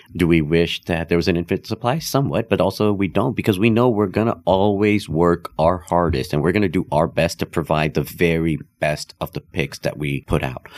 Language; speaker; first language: English; non-native, local second language; Hindi